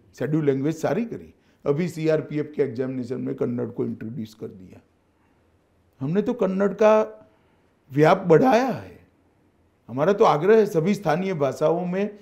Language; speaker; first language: Hindi; non-native, local second language; Gujarati